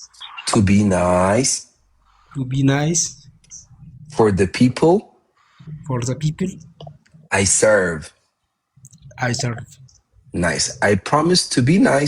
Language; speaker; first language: English; non-native, fluent; Amharic